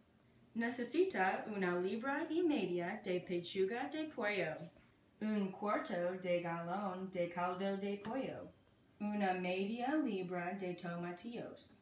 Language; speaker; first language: Spanish; non-native, learner; English